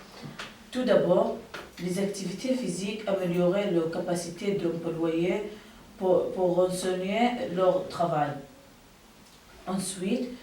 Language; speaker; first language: French; non-native, learner; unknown